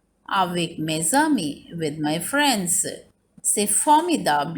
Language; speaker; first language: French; non-native, fluent; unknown